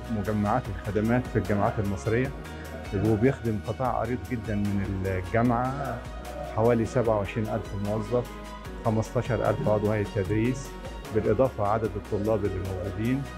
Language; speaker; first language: Egyptian Arabic; native; Egyptian Arabic